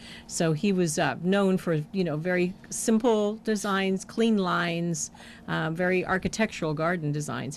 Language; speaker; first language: English; native; English